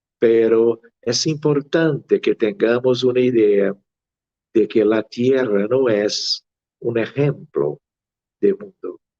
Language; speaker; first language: Spanish; non-native, fluent; Portuguese